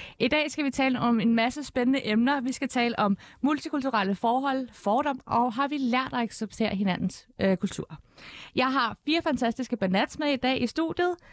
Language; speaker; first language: Danish; early bilingual, other home language; Albanian